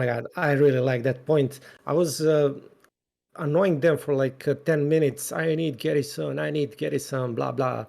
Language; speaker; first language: English; non-native, fluent; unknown